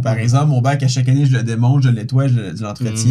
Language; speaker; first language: French; native; French